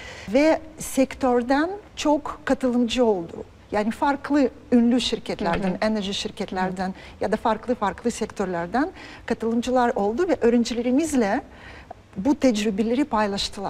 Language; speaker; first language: Turkish; non-native, fluent; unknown